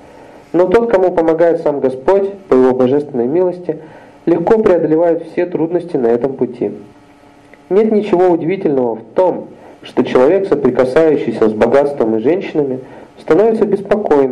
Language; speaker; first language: Russian; native; Russian